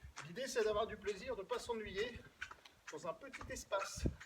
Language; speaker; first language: French; native; French